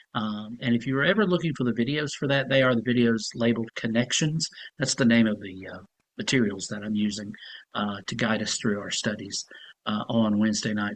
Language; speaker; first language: English; native; English